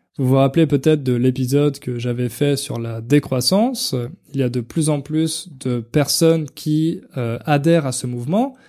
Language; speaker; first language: French; native; French